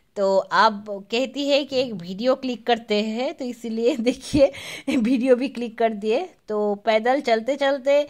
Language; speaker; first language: Hindi; non-native, local second language; Bangla